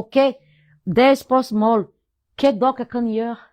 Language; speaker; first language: Norwegian; non-native, fluent; Portuguese